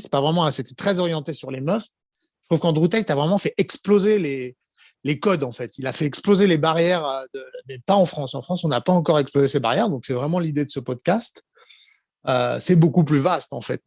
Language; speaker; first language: French; native; French